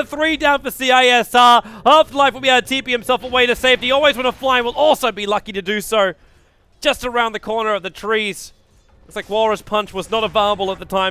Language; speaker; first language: English; native; English